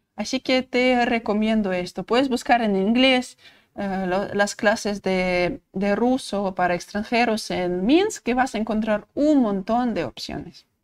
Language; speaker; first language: Spanish; non-native, fluent; Russian